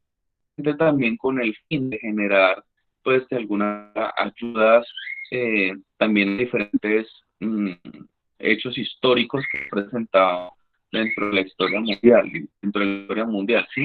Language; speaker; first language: Spanish; native; Spanish